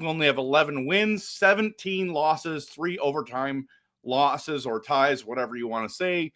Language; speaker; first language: English; native; English